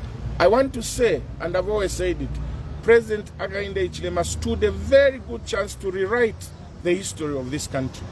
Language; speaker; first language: English; non-native, local second language; Bemba